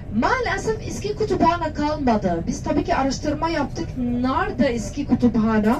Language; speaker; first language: Turkish; non-native, learner; Arabic